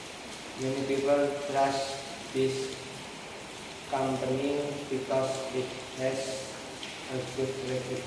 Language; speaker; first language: English; non-native, learner; Indonesian